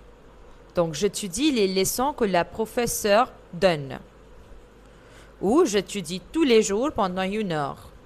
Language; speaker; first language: French; non-native, fluent; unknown